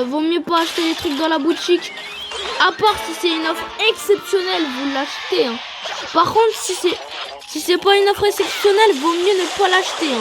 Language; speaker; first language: French; native; French